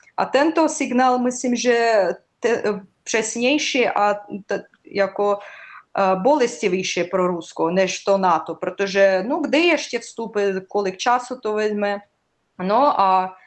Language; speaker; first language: Czech; non-native, learner; Russian